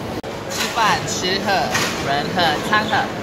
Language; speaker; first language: Chinese; non-native, learner; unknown